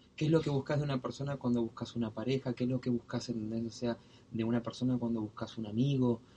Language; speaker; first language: Spanish; native; Spanish